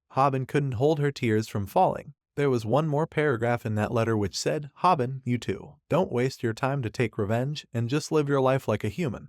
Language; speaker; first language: English; non-native, local second language; Hindi